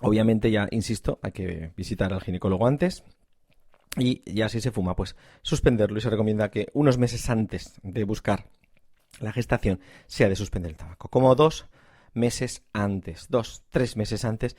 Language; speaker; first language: Spanish; native; Spanish